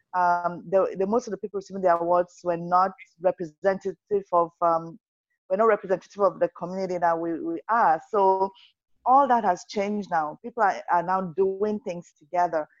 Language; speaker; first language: English; non-native, local second language; Yoruba